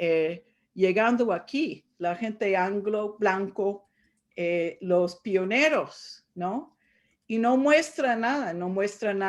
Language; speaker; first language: Spanish; non-native, fluent; English